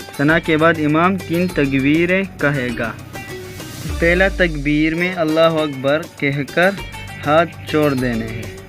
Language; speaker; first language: Urdu; non-native, local second language; Pashto